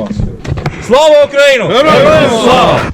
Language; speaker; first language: Russian; non-native, learner; Estonian